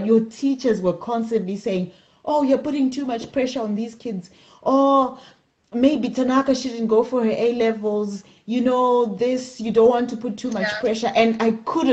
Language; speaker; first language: English; non-native, local second language; Shona